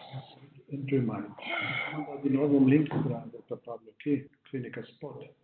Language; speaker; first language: Portuguese; non-native, fluent; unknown